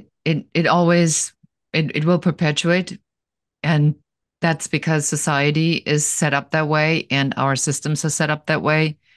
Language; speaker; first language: English; non-native, fluent; German